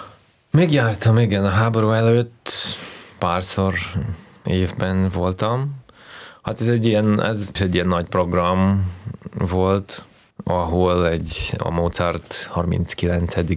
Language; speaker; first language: Hungarian; non-native, fluent; Russian